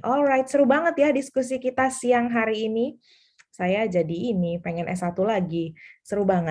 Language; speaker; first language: Indonesian; native; Indonesian